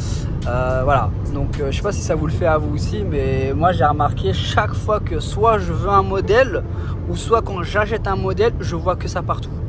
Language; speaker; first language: French; native; French